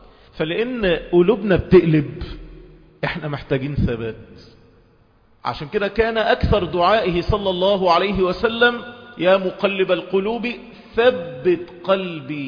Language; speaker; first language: Arabic; native; Arabic